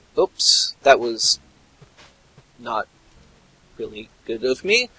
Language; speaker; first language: English; native; English